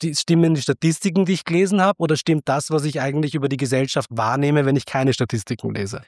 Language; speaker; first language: German; early bilingual, other home language; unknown